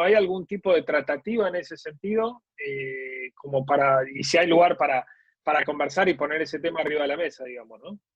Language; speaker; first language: Spanish; native; Spanish